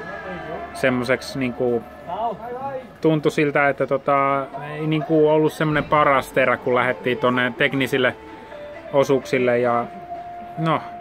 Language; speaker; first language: Finnish; native; Finnish